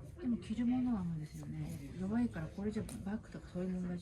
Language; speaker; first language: Japanese; native; Japanese